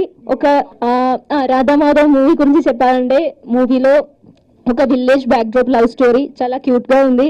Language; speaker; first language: Telugu; non-native, learner; Malayalam